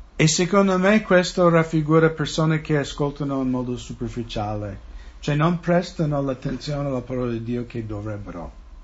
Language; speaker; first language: Italian; non-native, fluent; English